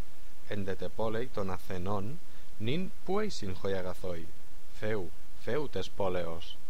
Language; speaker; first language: Greek; non-native, fluent; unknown